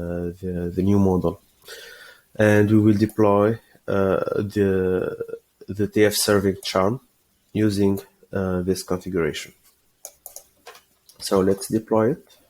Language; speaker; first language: English; non-native, fluent; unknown